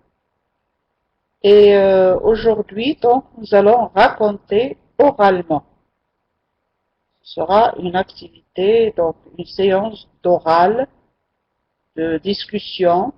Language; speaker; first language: French; non-native, local second language; Arabic